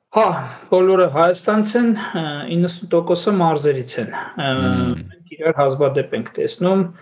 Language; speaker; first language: Armenian; native; Armenian